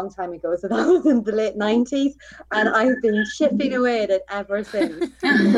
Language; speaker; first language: English; native; English